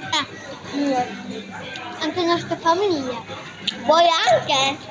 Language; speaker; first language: Italian; non-native, learner; Filipino